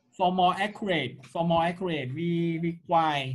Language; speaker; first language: English; non-native, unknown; Thai